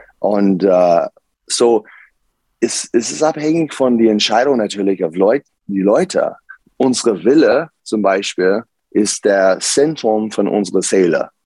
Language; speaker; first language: German; non-native, learner; English